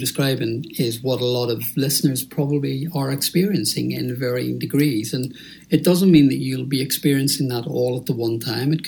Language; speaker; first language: English; native; English